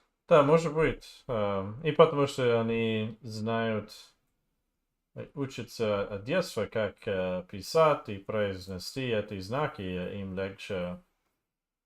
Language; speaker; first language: Russian; non-native, learner; English